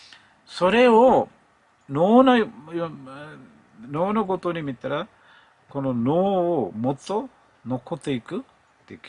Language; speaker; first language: Japanese; non-native, learner; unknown